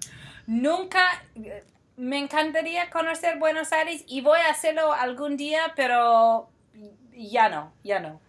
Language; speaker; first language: Spanish; non-native, fluent; English